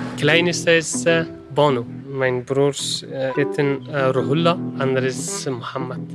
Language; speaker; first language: Dutch; non-native, fluent; Persian